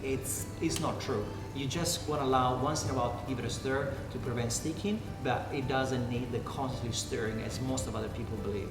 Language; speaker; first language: English; non-native, fluent; Italian